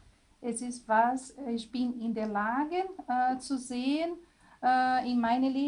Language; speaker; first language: German; non-native, learner; Portuguese